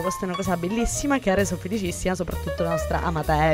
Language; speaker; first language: Italian; native; Italian